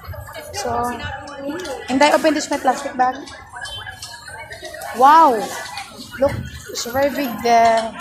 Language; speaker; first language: English; non-native, local second language; Cebuano